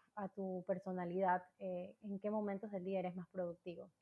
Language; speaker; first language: Spanish; native; Spanish